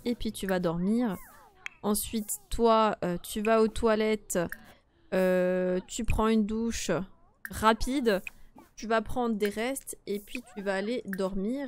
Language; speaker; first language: French; native; French